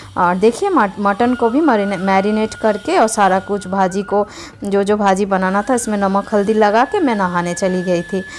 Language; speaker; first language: Hindi; non-native, local second language; Bangla